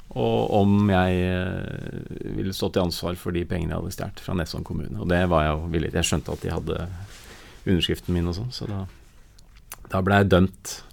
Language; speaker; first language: Norwegian; native; Norwegian